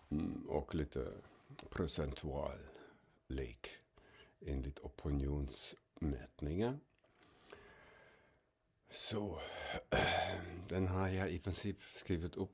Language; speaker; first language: Swedish; non-native, fluent; German